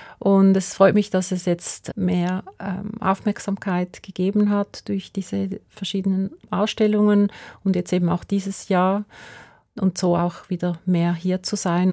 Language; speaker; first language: German; native; German